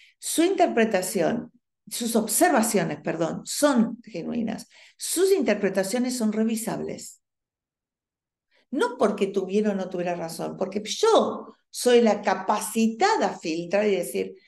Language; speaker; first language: Spanish; native; Spanish